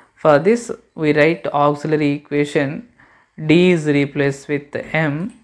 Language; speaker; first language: English; non-native, local second language; Telugu